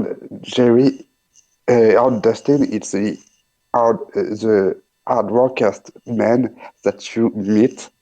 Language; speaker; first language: English; non-native, learner; French